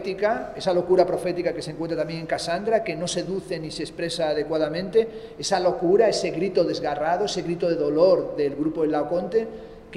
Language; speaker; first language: Spanish; native; Spanish